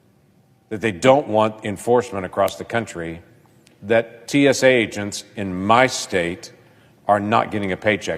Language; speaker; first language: English; native; English